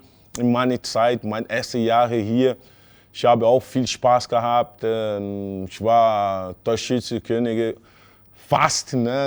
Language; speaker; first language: German; non-native, fluent; Portuguese